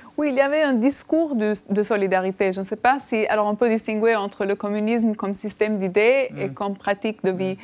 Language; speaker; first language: French; non-native, fluent; Albanian